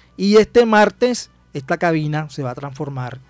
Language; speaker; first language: Spanish; native; Spanish